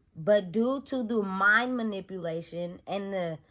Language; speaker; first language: English; native; English